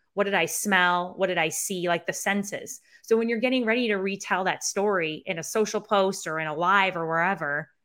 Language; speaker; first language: English; native; English